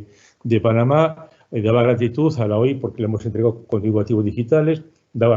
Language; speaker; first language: Spanish; native; Spanish